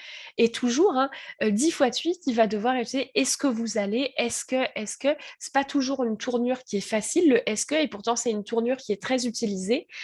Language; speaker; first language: French; native; French